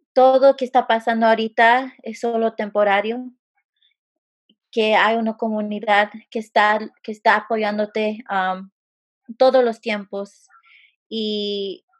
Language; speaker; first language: Spanish; early bilingual, heritage; Spanish